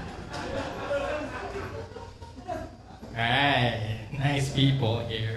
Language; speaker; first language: English; non-native, fluent; Korean